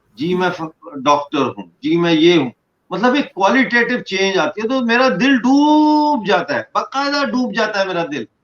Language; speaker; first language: Urdu; non-native, local second language; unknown